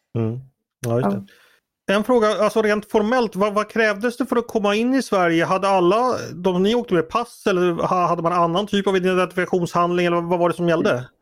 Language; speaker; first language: Swedish; native; Swedish